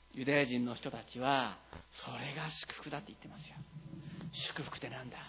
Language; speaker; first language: Japanese; native; Japanese